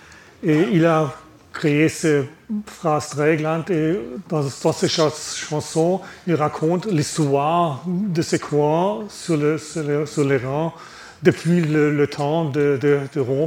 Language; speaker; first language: French; non-native, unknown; German